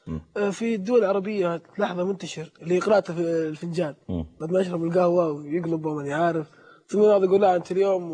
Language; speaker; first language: Arabic; native; Arabic